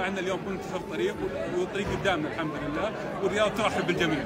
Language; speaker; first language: Arabic; native; Arabic